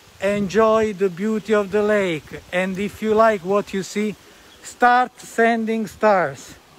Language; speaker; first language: English; non-native, fluent; Italian